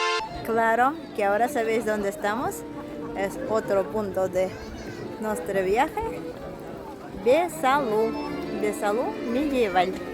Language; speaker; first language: Spanish; non-native, fluent; Russian